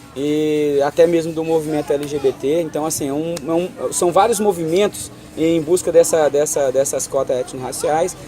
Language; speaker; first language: Portuguese; native; Portuguese